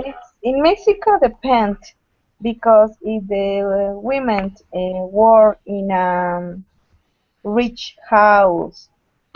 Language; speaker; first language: English; non-native, learner; Spanish